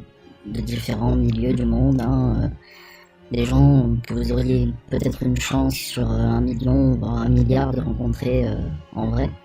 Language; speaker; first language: French; native; French